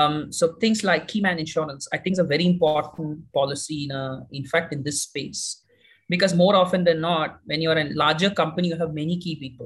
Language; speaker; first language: English; non-native, local second language; Malayalam